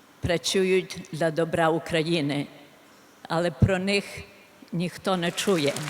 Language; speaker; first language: Ukrainian; early bilingual, other home language; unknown